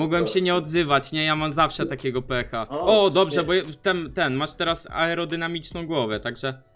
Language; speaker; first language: Polish; native; Polish